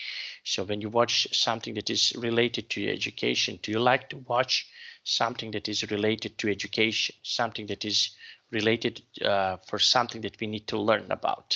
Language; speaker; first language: English; non-native, fluent; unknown